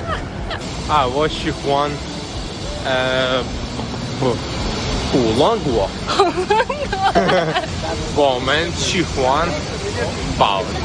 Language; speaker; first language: Chinese; non-native, learner; Ukrainian